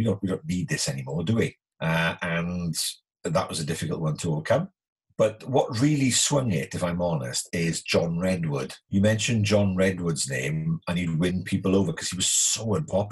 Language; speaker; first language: English; native; English